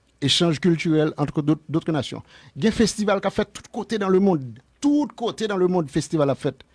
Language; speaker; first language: French; non-native, local second language; Haitian Creole